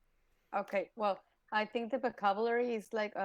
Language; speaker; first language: English; non-native, learner; Spanish